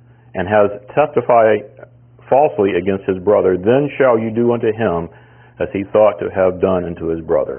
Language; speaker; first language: English; native; English